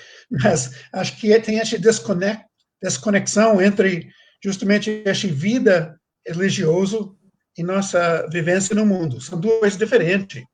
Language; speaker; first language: Portuguese; non-native, fluent; English